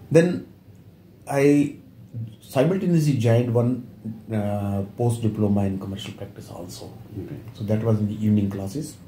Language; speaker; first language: English; non-native, local second language; Punjabi